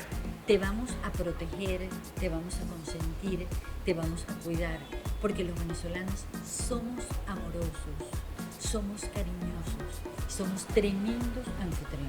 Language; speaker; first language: Spanish; native; Spanish